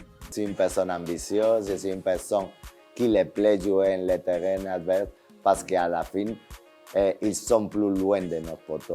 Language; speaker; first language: French; non-native, fluent; Spanish